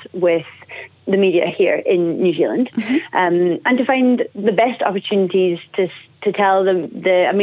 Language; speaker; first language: English; native; English